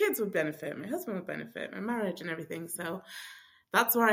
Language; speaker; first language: English; native; English